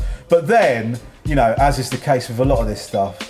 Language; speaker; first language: English; native; English